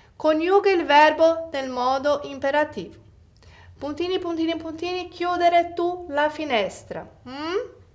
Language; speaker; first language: Italian; non-native, fluent; Portuguese